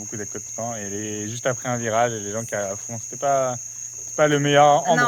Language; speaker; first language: French; native; French